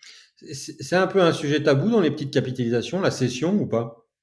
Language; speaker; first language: French; native; French